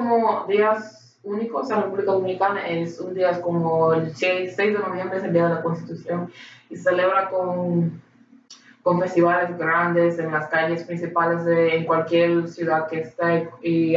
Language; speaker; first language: Spanish; early bilingual, heritage; Spanish